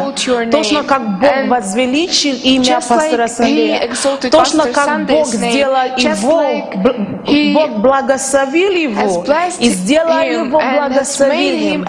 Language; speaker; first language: Russian; non-native, fluent; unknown